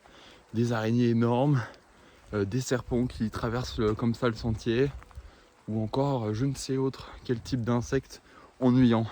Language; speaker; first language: French; native; French